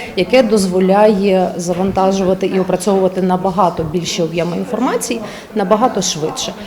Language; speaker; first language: Ukrainian; native; Ukrainian